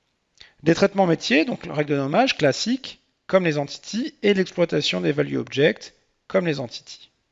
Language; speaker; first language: French; native; French